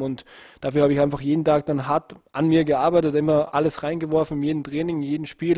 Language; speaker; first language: German; native; German